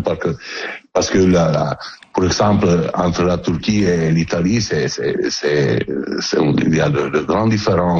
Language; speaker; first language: French; non-native, learner; Italian